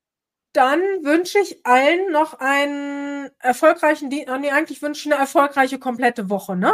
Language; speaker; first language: German; native; German